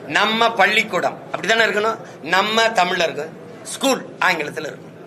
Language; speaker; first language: Tamil; native; Tamil